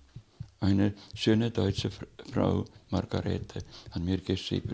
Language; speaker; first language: German; non-native, learner; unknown